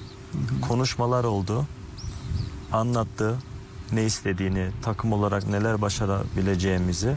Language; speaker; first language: Turkish; early bilingual, heritage; Turkish